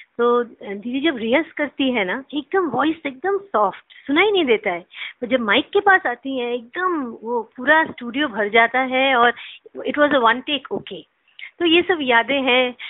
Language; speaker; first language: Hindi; non-native, local second language; Bangla